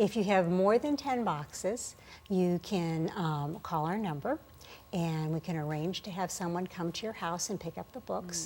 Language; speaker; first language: English; native; English